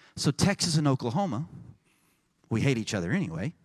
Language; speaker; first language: English; native; English